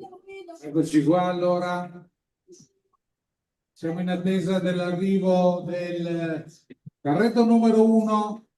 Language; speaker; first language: Italian; native; Italian